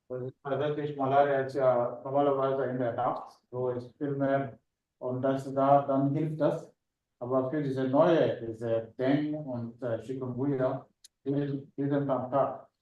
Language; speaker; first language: German; non-native, fluent; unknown